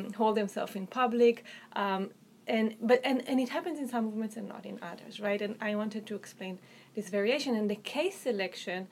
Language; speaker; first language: English; non-native, fluent; Hebrew